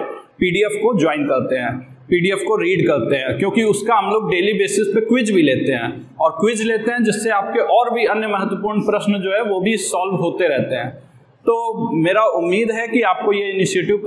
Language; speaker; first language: Hindi; native; Hindi